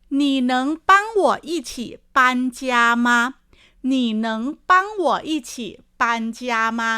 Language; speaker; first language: Chinese; non-native, fluent; Thai